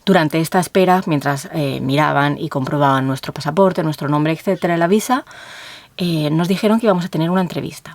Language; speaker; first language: Spanish; native; Spanish